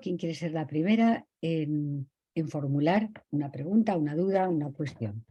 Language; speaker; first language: Spanish; native; Spanish